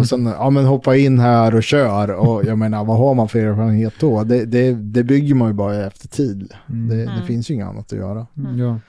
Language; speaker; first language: Swedish; native; Swedish